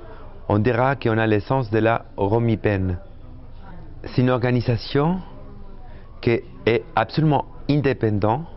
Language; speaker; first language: French; non-native, fluent; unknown